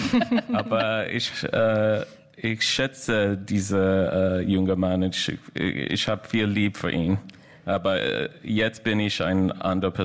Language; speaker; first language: German; non-native, fluent; English